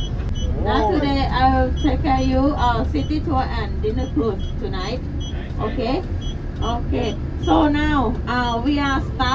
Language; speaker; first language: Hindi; non-native, learner; Thai